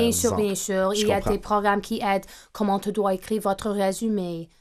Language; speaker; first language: French; non-native, fluent; English